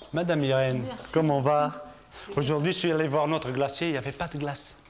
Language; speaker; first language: French; non-native, fluent; Portuguese